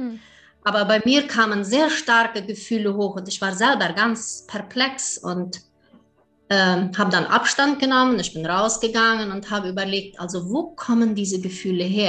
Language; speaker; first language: German; early bilingual, heritage; German